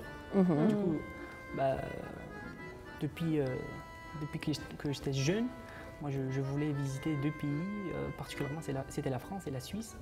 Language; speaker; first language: French; non-native, fluent; Uzbek